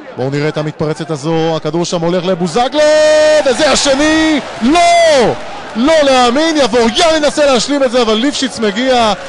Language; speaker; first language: Hebrew; native; Hebrew